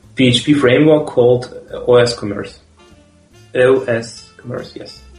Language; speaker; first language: English; non-native, fluent; Russian